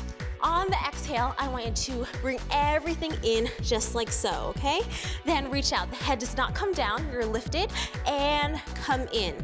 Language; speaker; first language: English; native; English